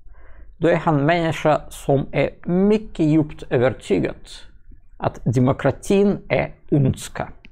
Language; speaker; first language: Swedish; non-native, fluent; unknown